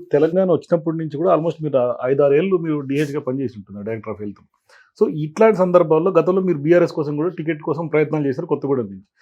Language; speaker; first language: Telugu; native; Telugu